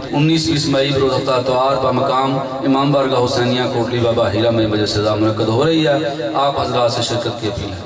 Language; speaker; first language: Urdu; non-native, local second language; Punjabi